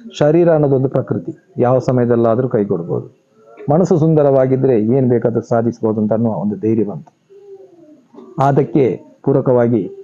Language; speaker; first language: Kannada; non-native, local second language; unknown